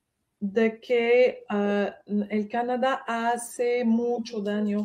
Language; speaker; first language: Spanish; non-native, fluent; French